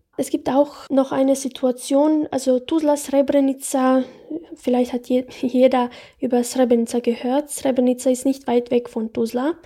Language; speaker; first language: German; non-native, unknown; Bosnian